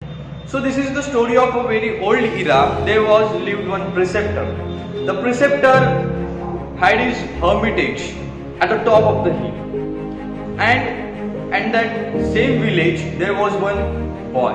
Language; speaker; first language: English; non-native, local second language; Marathi